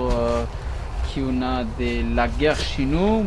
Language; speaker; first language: French; non-native, learner; Pashto